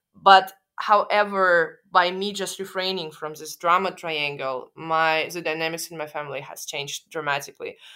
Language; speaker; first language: English; non-native, fluent; Russian